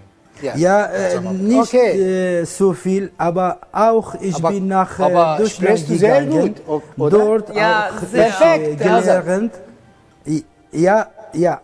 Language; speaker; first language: German; non-native, learner; Kurdish